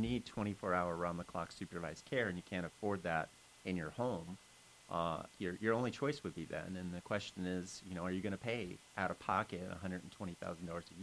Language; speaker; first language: English; native; English